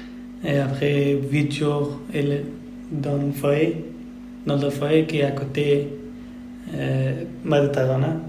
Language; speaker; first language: French; non-native, learner; Persian